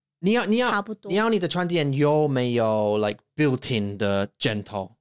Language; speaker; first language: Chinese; non-native, learner; English